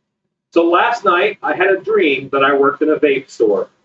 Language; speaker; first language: English; native; English